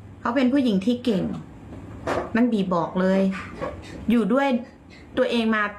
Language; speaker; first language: Thai; native; Thai